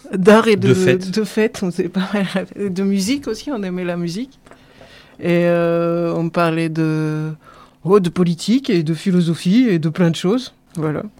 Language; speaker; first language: French; native; French